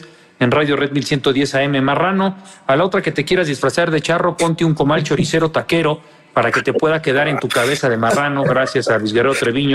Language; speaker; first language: Spanish; native; Spanish